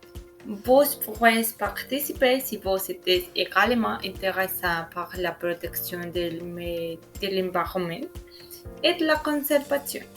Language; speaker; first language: French; non-native, learner; Spanish